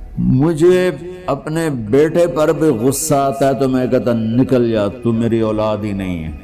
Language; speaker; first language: Urdu; non-native, local second language; Punjabi